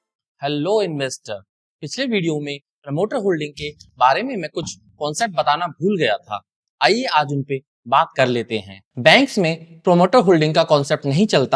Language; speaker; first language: Hindi; native; Hindi